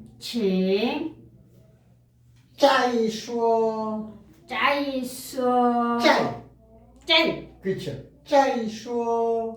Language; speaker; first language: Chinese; non-native, fluent; Korean